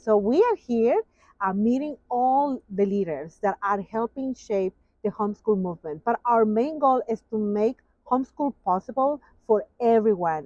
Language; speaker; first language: English; non-native, fluent; Spanish